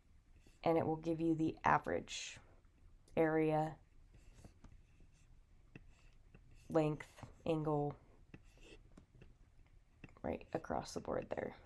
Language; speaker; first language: English; native; English